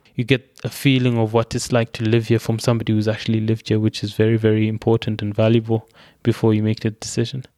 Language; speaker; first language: English; non-native, local second language; Shona